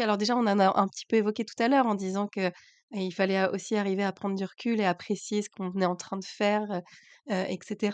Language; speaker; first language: French; native; French